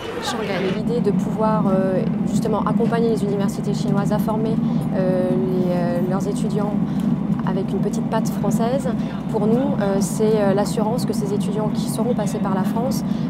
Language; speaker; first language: French; native; French